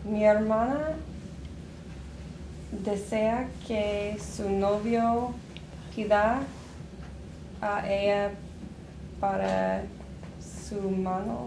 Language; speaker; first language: Spanish; non-native, learner; English